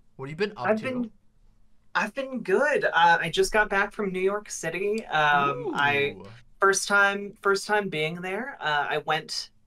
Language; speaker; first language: English; native; English